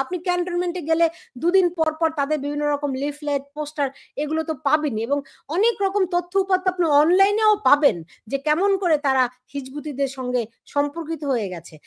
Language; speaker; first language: Bangla; native; Bangla